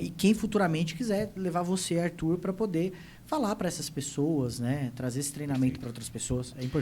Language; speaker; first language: Portuguese; native; Portuguese